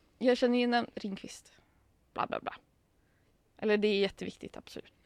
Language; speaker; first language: Swedish; native; Swedish